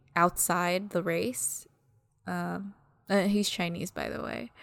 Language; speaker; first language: English; early bilingual, other home language; Malagasy